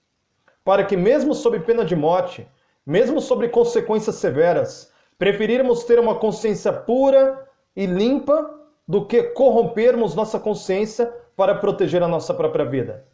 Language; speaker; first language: Portuguese; native; Portuguese